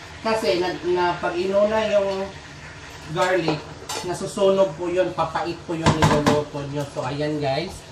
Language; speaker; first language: Filipino; non-native, local second language; Cebuano